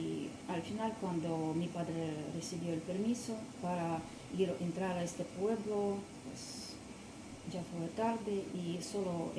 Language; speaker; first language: Spanish; non-native, learner; Russian